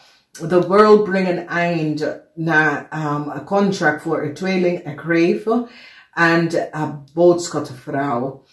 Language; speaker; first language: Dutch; non-native, fluent; English